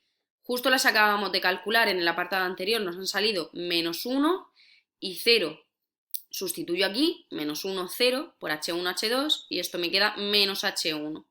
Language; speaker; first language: Spanish; native; Spanish